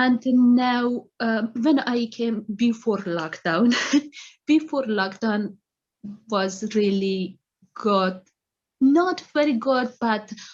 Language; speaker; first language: English; non-native, learner; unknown